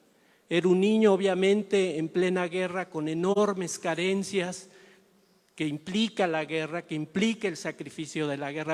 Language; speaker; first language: Spanish; native; Spanish